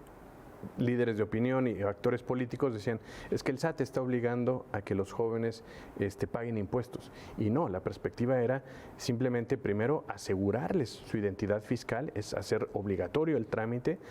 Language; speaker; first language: Spanish; native; Spanish